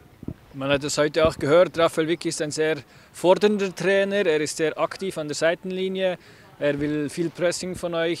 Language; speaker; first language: German; native; German